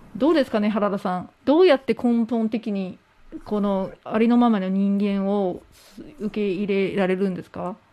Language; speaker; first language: Japanese; non-native, fluent; English